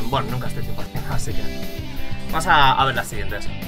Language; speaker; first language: Spanish; native; Spanish